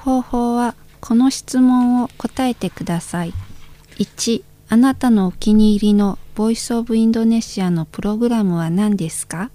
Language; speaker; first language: Japanese; non-native, learner; Indonesian